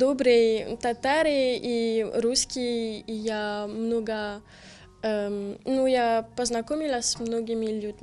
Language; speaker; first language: Russian; non-native, fluent; French